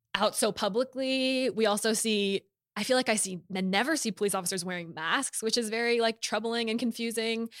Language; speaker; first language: English; native; English